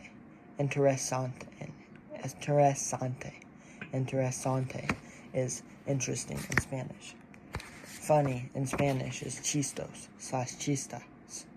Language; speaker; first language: Spanish; non-native, learner; English